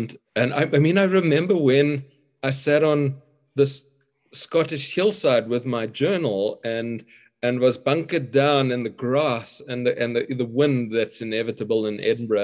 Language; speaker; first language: English; native; English